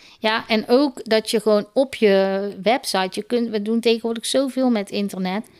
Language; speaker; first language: Dutch; native; Dutch